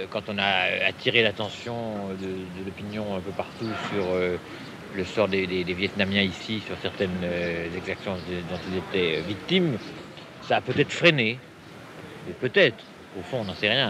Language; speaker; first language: French; native; French